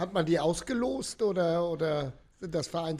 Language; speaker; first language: German; native; German